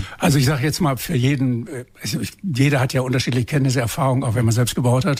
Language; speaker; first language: German; native; German